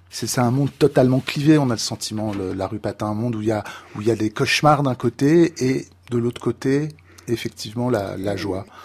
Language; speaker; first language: French; native; French